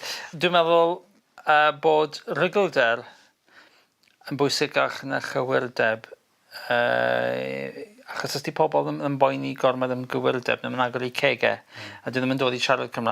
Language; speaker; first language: Welsh; native; Welsh